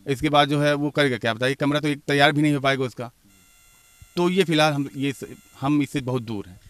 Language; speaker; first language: Hindi; native; Hindi